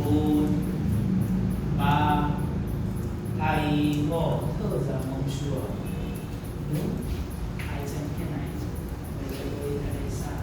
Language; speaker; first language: Vietnamese; non-native, learner; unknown